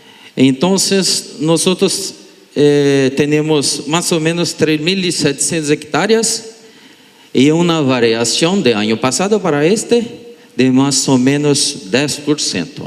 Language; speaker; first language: Spanish; non-native, learner; Portuguese